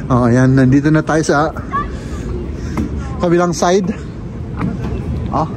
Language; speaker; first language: Filipino; non-native, learner; German